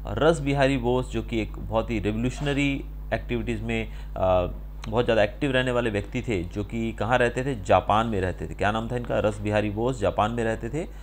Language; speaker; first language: Hindi; non-native, local second language; Gujarati